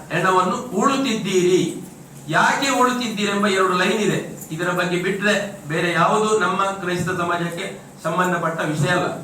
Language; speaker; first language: Kannada; non-native, local second language; Konkani